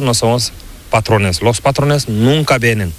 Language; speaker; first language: Spanish; non-native, learner; Fula